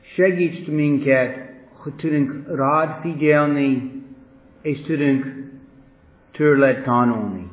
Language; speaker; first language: Hungarian; non-native, fluent; English